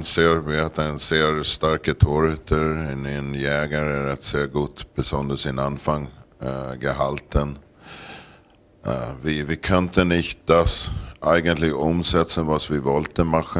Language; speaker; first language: German; non-native, learner; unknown